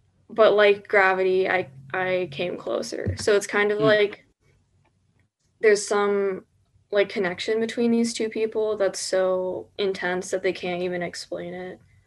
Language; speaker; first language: English; early bilingual, other home language; Spanish